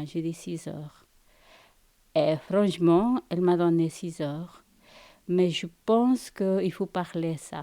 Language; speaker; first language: French; non-native, fluent; Spanish